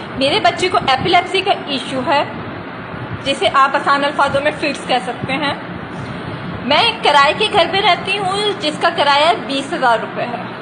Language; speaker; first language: Urdu; native; Urdu